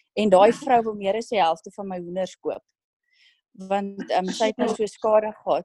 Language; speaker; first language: Afrikaans; native; Afrikaans